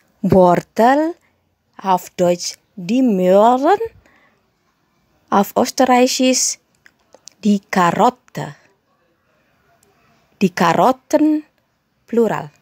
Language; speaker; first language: German; non-native, fluent; Indonesian